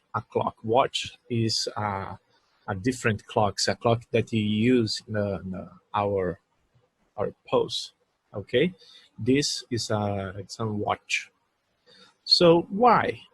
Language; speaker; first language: English; non-native, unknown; Portuguese